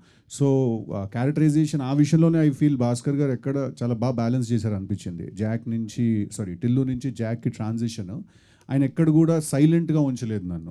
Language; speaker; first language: Telugu; native; Telugu